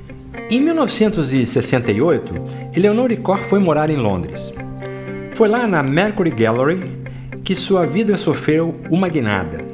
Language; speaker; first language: Portuguese; native; Portuguese